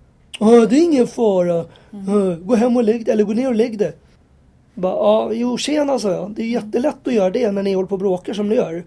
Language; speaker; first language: Swedish; native; Swedish